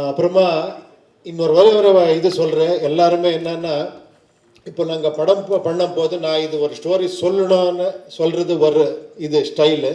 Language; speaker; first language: Tamil; non-native, learner; Kannada